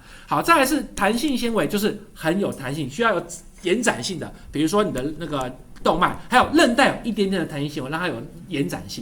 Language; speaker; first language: Chinese; native; Chinese